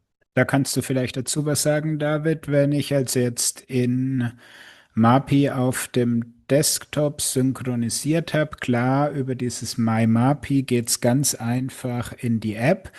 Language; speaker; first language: German; native; German